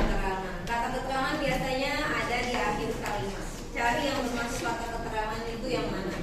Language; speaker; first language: Indonesian; native; Indonesian